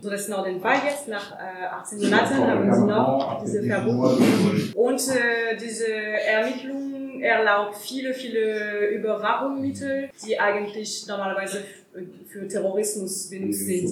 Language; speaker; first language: German; non-native, learner; French